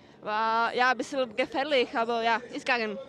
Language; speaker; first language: German; non-native, learner; Czech